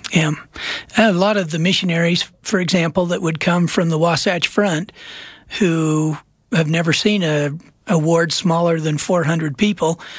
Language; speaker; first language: English; native; English